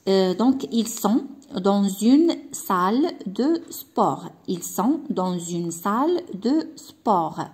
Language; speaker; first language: French; non-native, local second language; Arabic